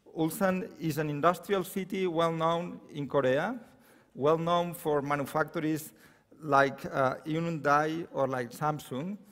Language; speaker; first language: English; non-native, fluent; Catalan